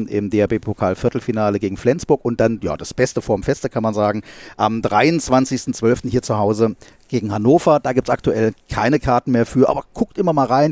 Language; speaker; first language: German; native; German